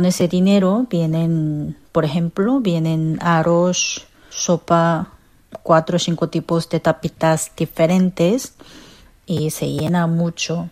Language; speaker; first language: Spanish; non-native, learner; Korean